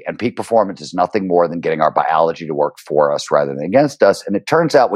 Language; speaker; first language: English; native; English